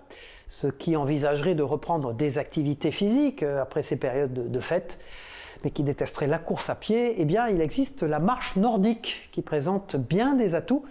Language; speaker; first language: French; native; French